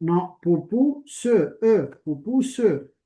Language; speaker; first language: French; non-native, local second language; Arabic